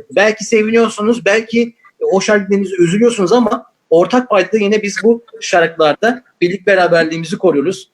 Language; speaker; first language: Turkish; native; Turkish